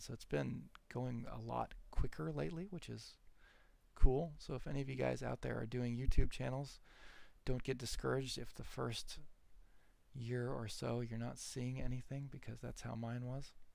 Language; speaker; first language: English; native; English